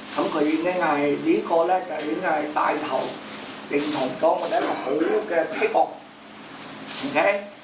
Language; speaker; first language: Cantonese; native; Cantonese